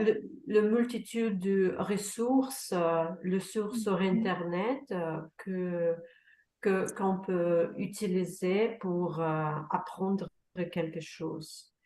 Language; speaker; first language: French; non-native, learner; Russian